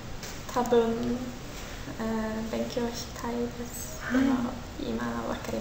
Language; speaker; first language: Japanese; non-native, learner; Swedish